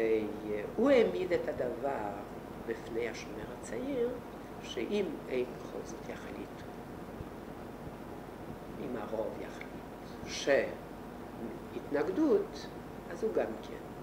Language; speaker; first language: Hebrew; non-native, fluent; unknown